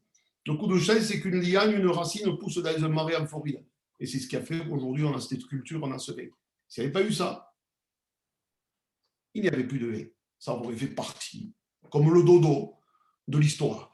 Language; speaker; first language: French; native; French